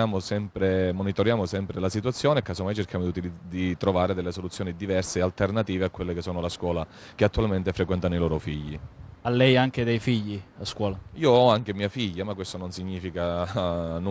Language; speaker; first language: Italian; native; Italian